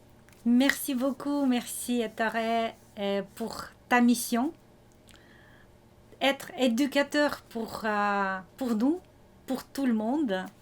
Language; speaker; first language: French; non-native, fluent; Russian